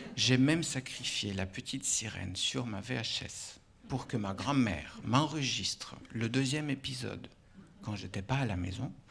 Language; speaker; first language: French; non-native, fluent; Russian